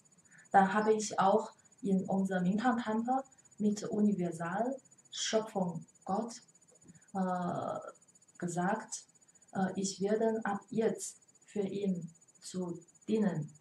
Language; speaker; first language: German; non-native, learner; Chinese